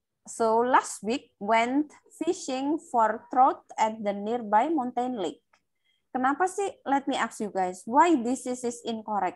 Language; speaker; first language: English; non-native, fluent; Indonesian